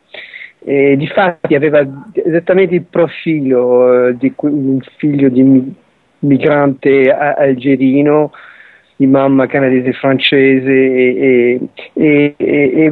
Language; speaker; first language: Italian; early bilingual, heritage; Italian